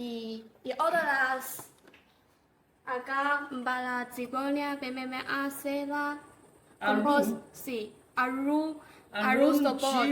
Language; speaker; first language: Spanish; non-native, learner; Chinese